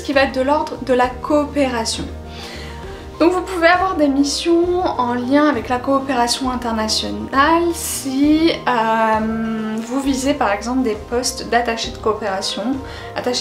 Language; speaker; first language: French; native; French